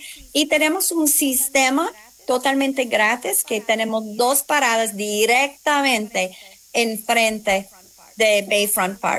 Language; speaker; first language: Spanish; non-native, fluent; English